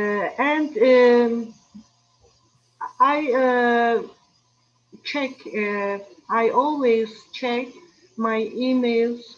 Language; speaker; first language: English; non-native, learner; Turkish